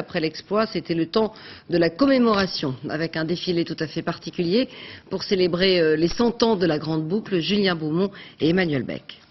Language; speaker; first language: French; native; French